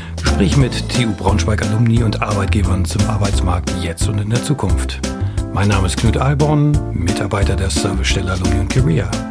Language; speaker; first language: German; native; German